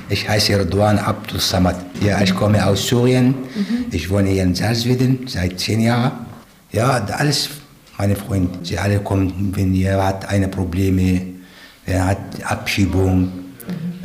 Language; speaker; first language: German; non-native, learner; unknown